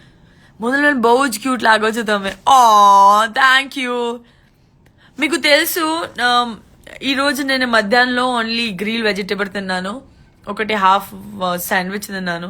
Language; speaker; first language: Telugu; non-native, learner; Gujarati